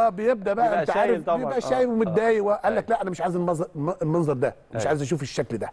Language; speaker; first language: Arabic; native; Arabic